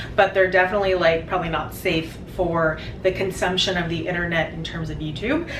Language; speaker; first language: English; native; English